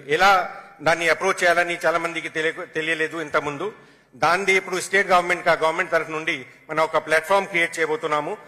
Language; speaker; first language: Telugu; non-native, local second language; Hindi